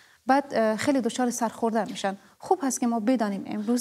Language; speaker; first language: Persian; native; Persian